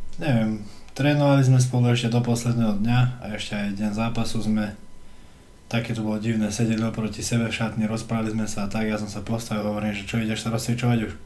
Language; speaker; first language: Slovak; early bilingual, heritage; Slovak